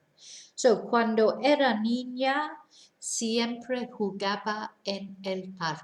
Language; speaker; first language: Spanish; non-native, fluent; English